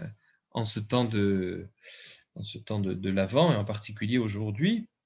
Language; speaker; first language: French; native; French